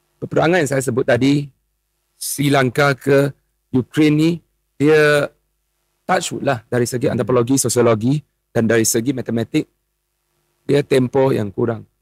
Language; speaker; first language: Malay; non-native, local second language; Chinese